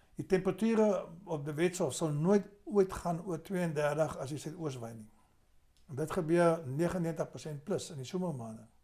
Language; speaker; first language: Afrikaans; native; Afrikaans